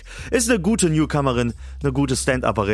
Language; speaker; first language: German; native; German